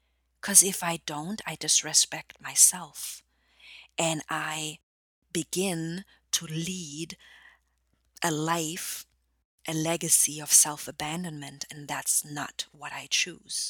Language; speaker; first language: English; non-native, fluent; German